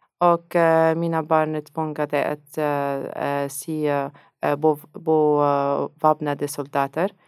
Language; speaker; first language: Swedish; non-native, learner; Arabic